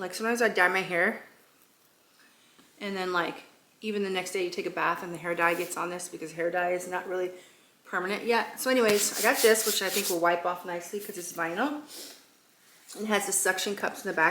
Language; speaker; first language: English; native; English